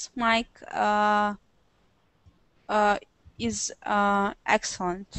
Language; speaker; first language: English; non-native, learner; Russian